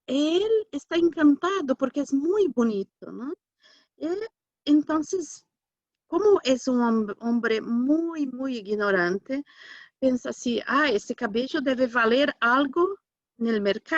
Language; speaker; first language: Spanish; non-native, learner; Portuguese